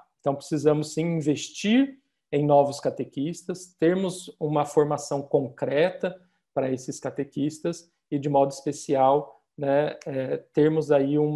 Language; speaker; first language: Portuguese; native; Portuguese